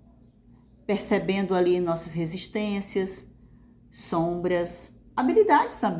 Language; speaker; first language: Portuguese; native; Portuguese